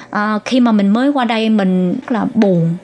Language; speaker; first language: Vietnamese; native; Vietnamese